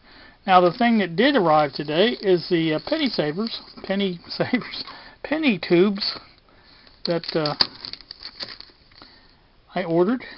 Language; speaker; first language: English; native; English